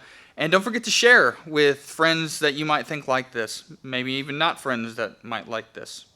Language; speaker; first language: English; native; English